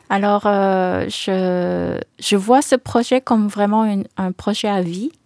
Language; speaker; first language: French; early bilingual, other home language; Korean